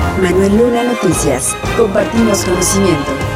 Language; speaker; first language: Spanish; native; Spanish